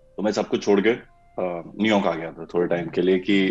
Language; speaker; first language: Hindi; native; Hindi